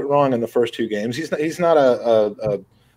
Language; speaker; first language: English; native; English